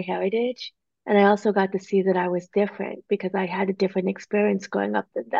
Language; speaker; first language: English; native; English